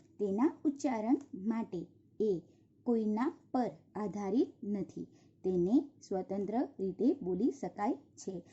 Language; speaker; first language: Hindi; non-native, local second language; Gujarati